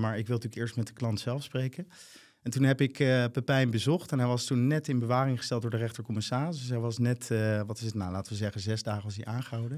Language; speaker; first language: Dutch; native; Dutch